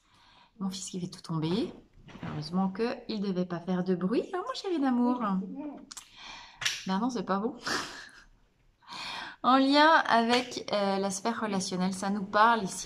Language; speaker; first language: French; native; French